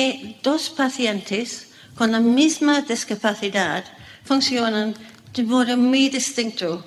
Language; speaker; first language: Spanish; non-native, fluent; English